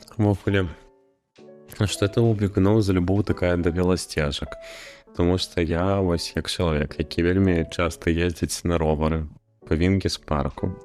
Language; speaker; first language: Belarusian; non-native, local second language; Russian